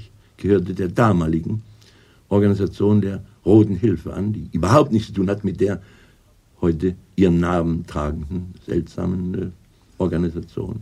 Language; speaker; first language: German; native; German